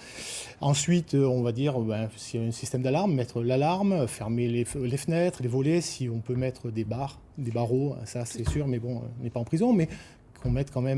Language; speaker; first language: French; native; French